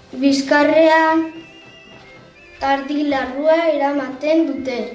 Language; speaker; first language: Basque; non-native, local second language; Spanish